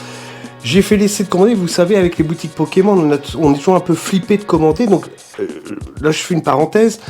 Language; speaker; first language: French; native; French